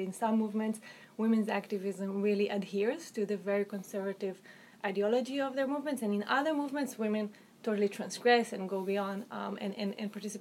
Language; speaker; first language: English; non-native, fluent; Hebrew